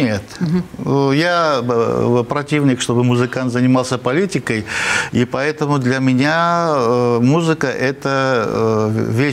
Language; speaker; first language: Russian; non-native, fluent; Armenian